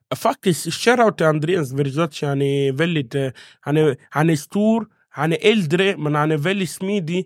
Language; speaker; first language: Swedish; non-native, fluent; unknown